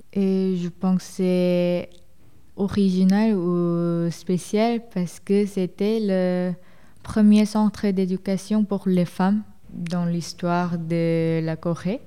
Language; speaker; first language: French; non-native, fluent; Korean